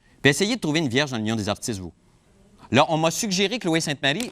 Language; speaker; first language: French; native; French